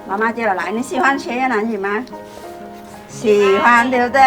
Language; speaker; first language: Chinese; non-native, fluent; Vietnamese